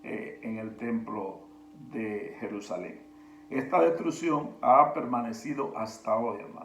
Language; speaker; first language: Spanish; native; Spanish